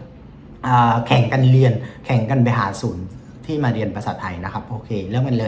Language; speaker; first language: Thai; non-native, fluent; Vietnamese